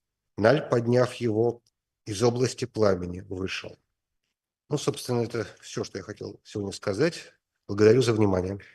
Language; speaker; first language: Russian; native; Russian